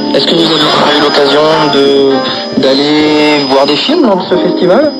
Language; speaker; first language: French; native; French